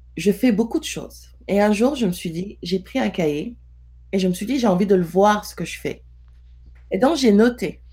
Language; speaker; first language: French; non-native, local second language; Wolof